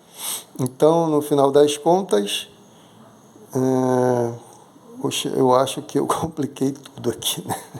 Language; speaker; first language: Portuguese; native; Portuguese